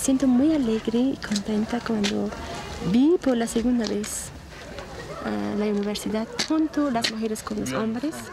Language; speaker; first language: Spanish; non-native, fluent; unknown